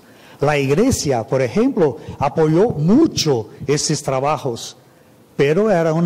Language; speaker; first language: Spanish; non-native, fluent; Portuguese